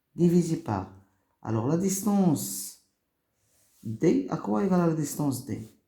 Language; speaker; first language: French; non-native, local second language; Arabic